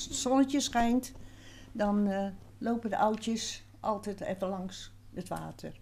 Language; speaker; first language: Dutch; native; Dutch